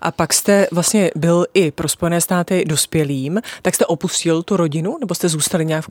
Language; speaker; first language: Czech; native; Czech